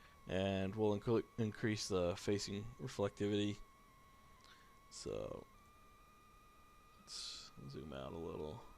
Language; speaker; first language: English; native; English